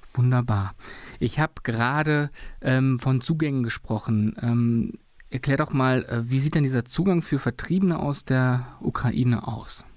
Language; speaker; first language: German; native; German